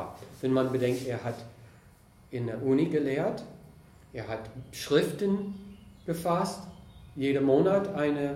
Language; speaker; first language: German; non-native, fluent; English